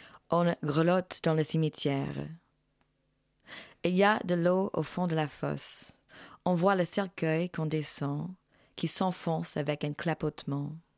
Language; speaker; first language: French; non-native, fluent; English